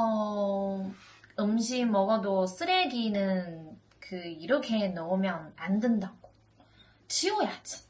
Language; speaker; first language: Korean; non-native, learner; Chinese